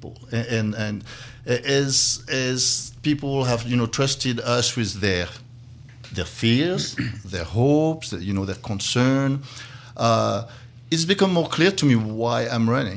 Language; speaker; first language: English; non-native, fluent; French